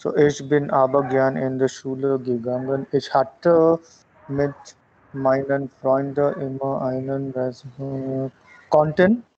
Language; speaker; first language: German; non-native, learner; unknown